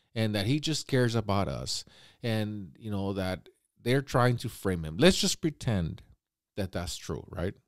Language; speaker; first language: English; native; English